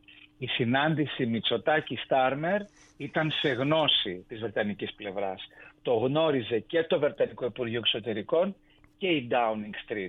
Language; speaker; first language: Greek; native; Greek